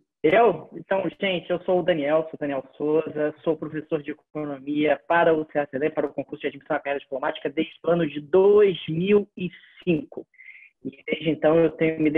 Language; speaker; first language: Portuguese; native; Portuguese